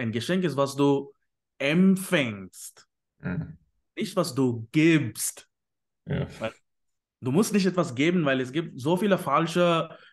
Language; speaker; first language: German; non-native, fluent; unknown